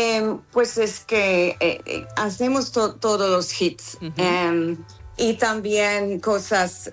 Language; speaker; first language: Spanish; non-native, fluent; English